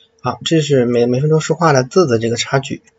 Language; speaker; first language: Chinese; native; Chinese